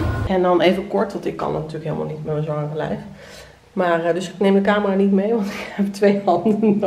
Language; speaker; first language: Dutch; native; Dutch